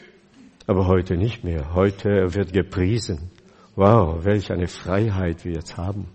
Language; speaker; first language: German; non-native, fluent; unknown